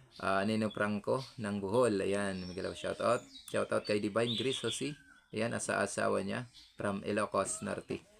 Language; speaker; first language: Filipino; non-native, local second language; Hiligaynon